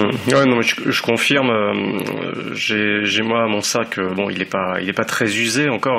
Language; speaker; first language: French; native; French